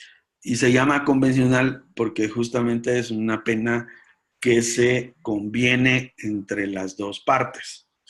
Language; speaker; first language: Spanish; native; Spanish